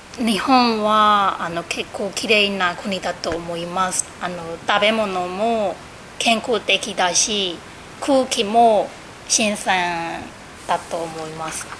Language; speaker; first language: Japanese; non-native, fluent; Burmese